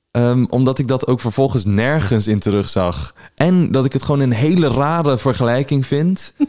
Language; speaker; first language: Dutch; early bilingual, other home language; Persian